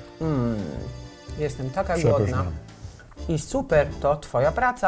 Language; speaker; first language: Polish; non-native, learner; Italian